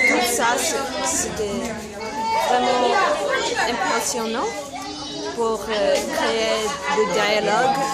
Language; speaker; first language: French; non-native, learner; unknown